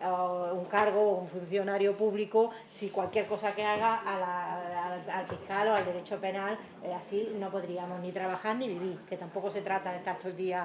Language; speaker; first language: Spanish; native; Spanish